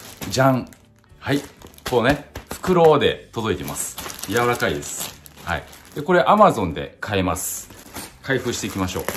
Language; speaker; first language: Japanese; native; Japanese